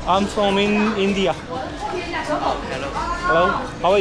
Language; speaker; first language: English; non-native, local second language; Hindi